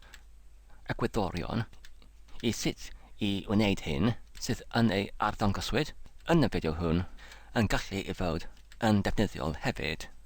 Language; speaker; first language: Welsh; non-native, learner; English